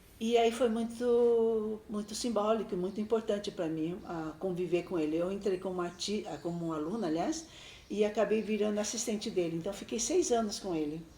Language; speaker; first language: Portuguese; early bilingual, other home language; Chinese